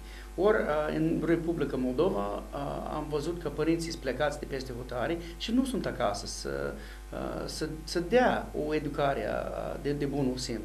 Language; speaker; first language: Romanian; non-native, fluent; English